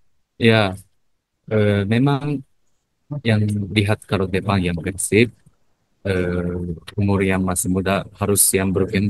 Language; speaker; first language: Indonesian; non-native, learner; Japanese